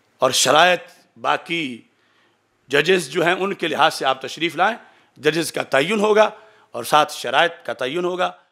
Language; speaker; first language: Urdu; non-native, local second language; Punjabi